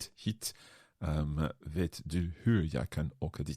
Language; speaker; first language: Swedish; non-native, learner; English